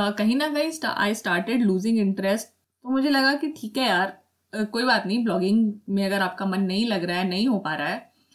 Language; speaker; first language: Hindi; native; Hindi